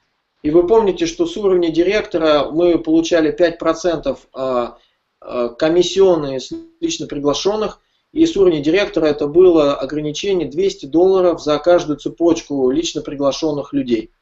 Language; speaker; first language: Russian; native; Russian